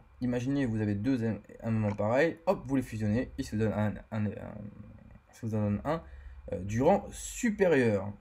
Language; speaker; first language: French; native; French